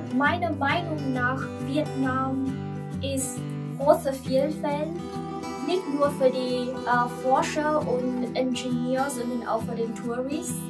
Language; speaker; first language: German; non-native, learner; Vietnamese